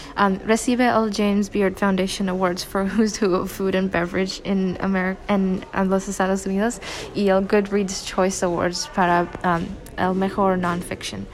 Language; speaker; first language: Spanish; non-native, learner; English